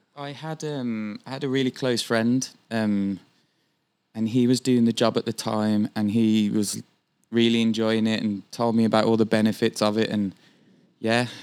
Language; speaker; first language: English; native; English